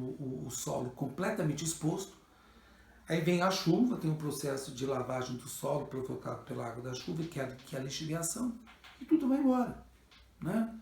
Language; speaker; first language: Portuguese; native; Portuguese